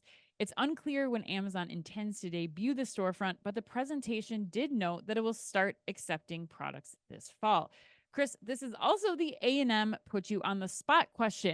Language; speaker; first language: English; native; English